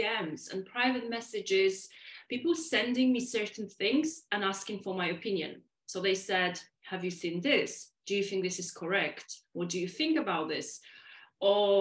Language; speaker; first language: English; non-native, fluent; Polish